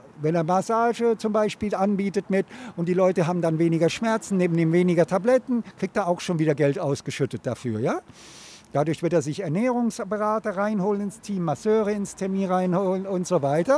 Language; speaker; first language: German; native; German